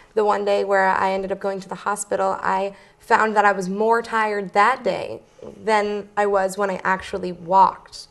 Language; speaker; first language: English; native; English